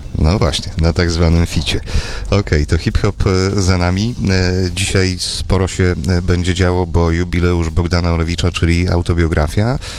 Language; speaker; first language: Polish; native; Polish